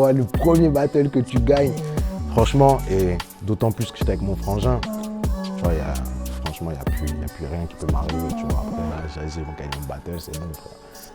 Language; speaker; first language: French; native; French